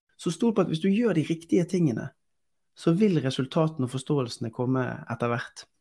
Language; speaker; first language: Norwegian; native; Norwegian